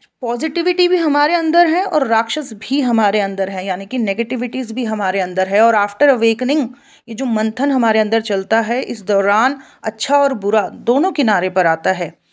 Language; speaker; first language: Hindi; native; Hindi